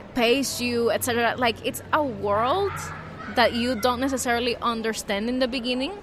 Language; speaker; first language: English; non-native, fluent; Spanish